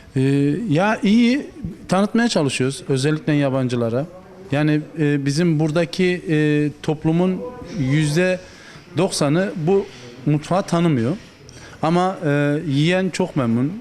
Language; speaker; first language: Turkish; native; Turkish